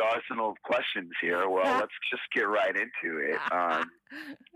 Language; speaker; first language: English; native; English